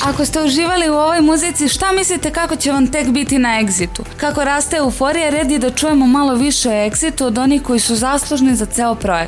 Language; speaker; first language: Serbian; native; Serbian